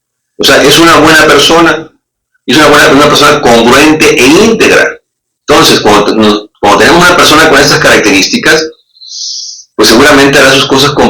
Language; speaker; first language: Spanish; native; Spanish